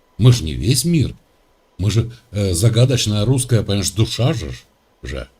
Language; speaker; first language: Russian; native; Russian